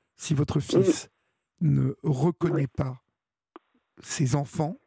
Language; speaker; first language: French; native; French